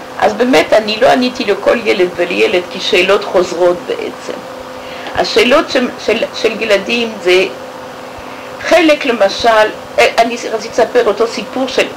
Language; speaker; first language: Hebrew; non-native, fluent; French